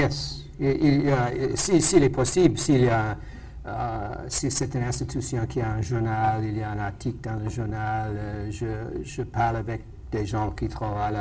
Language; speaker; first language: French; non-native, fluent; English